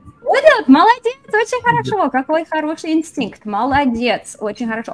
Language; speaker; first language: Russian; non-native, fluent; English